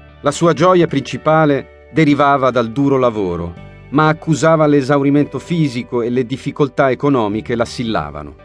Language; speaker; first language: Italian; native; Italian